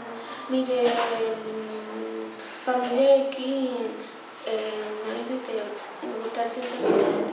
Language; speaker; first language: Basque; non-native, local second language; Spanish